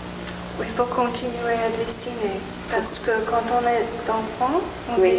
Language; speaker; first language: French; non-native, fluent; English